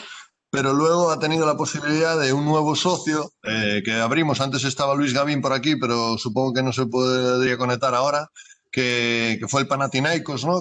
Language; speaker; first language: Spanish; native; Spanish